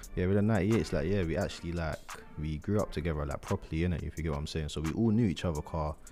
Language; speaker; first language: English; native; English